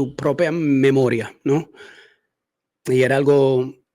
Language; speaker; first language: Spanish; early bilingual, heritage; Spanish